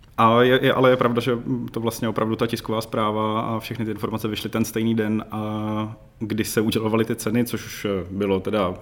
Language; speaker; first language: Czech; native; Czech